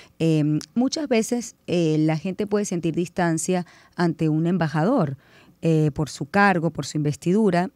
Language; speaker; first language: Spanish; native; Spanish